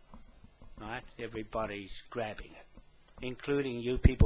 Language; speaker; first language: English; native; English